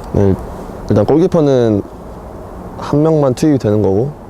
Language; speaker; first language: Korean; native; Korean